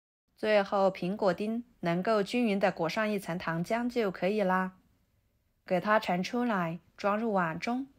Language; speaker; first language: Chinese; native; Chinese